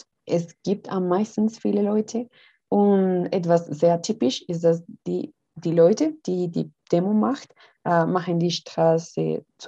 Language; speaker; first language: German; non-native, learner; Spanish